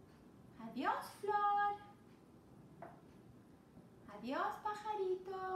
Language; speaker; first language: Spanish; non-native, fluent; English